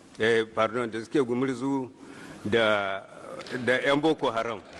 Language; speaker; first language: Hausa; native; Hausa